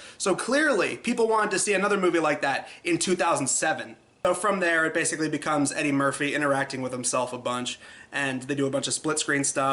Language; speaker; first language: English; native; English